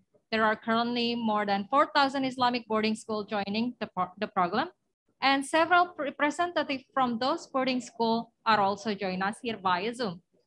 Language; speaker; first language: English; non-native, fluent; Indonesian